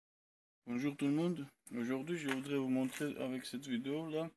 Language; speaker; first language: French; non-native, learner; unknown